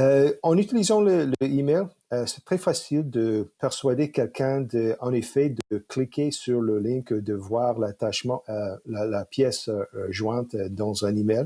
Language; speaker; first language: French; non-native, fluent; English